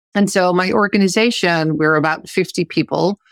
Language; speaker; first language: English; non-native, fluent; Dutch